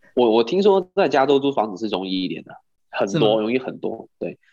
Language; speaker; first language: Chinese; non-native, local second language; Cantonese